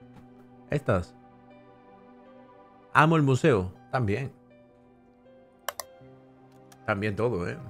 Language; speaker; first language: Spanish; native; Spanish